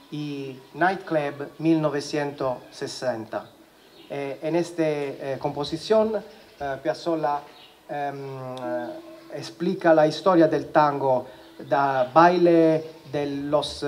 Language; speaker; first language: Spanish; non-native, learner; Italian